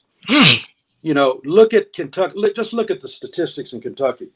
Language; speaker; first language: English; native; English